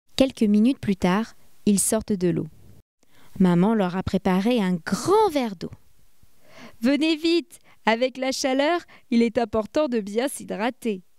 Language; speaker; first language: French; native; French